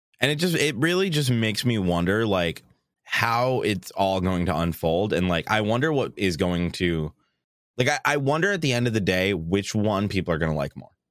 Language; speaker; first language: English; native; English